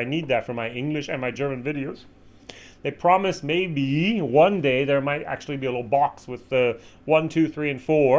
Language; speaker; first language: English; native; English